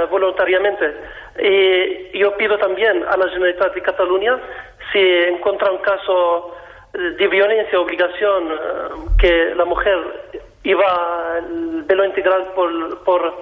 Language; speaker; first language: Spanish; non-native, fluent; Arabic